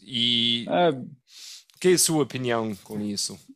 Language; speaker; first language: Portuguese; non-native, fluent; English